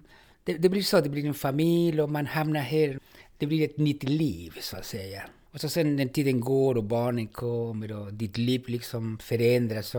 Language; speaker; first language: Swedish; non-native, fluent; Spanish